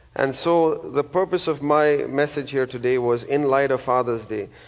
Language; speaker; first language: English; non-native, local second language; Malayalam